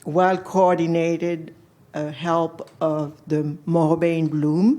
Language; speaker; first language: English; non-native, fluent; French